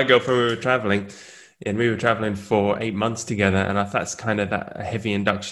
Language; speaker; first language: English; native; English